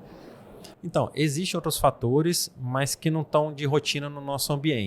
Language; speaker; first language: Portuguese; native; Portuguese